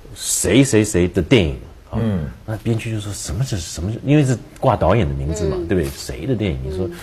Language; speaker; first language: Chinese; native; Chinese